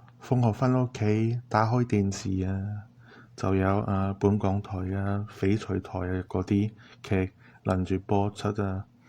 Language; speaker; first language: Cantonese; non-native, fluent; Chinese